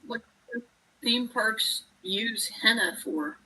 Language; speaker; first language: English; native; English